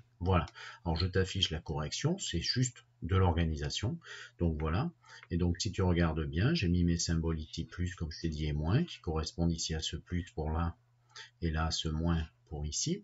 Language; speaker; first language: French; native; French